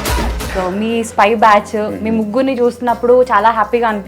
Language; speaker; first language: Telugu; native; Telugu